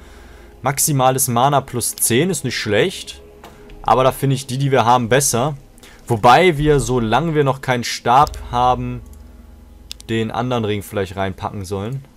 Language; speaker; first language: German; native; German